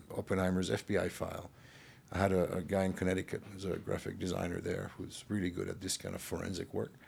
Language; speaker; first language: English; early bilingual, other home language; French